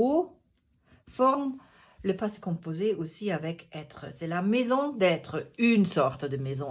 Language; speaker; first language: French; non-native, fluent; German